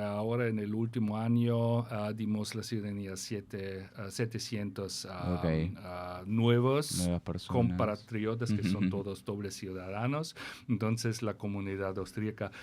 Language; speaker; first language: Spanish; non-native, fluent; German